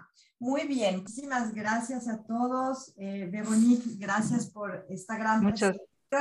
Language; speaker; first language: Spanish; native; Spanish